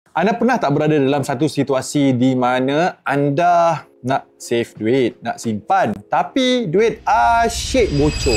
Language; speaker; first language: Malay; native; Malay